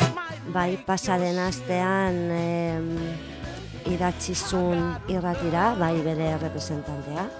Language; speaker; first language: Basque; non-native, local second language; Spanish